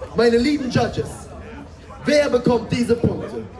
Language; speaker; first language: German; native; German